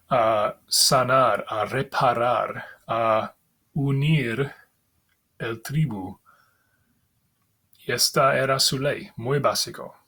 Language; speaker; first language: Spanish; non-native, fluent; English